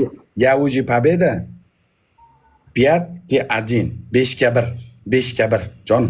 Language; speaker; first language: Russian; non-native, learner; Uzbek